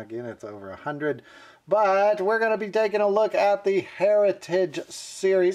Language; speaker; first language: English; native; English